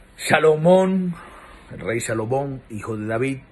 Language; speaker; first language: Spanish; non-native, fluent; Persian